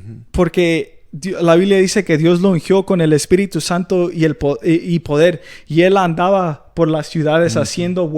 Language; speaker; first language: Spanish; early bilingual, heritage; Spanish